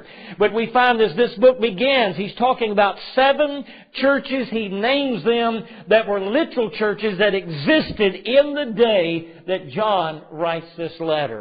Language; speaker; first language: English; native; English